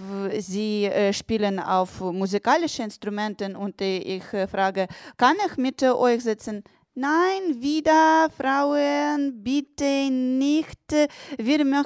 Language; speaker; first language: German; non-native, learner; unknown